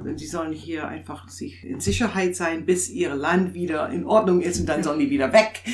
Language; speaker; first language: German; non-native, fluent; English